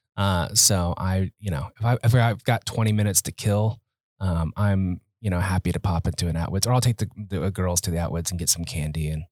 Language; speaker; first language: English; native; English